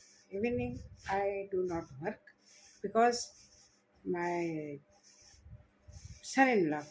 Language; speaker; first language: English; non-native, learner; Hindi